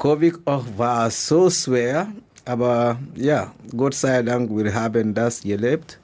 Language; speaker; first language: German; non-native, learner; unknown